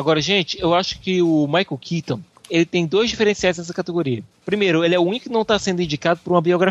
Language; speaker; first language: Portuguese; native; Portuguese